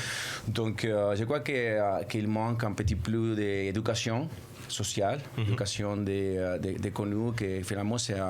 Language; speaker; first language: French; non-native, fluent; Spanish